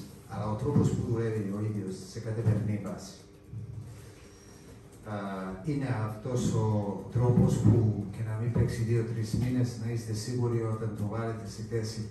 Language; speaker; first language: Greek; non-native, fluent; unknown